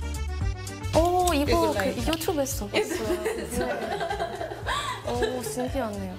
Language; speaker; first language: Korean; non-native, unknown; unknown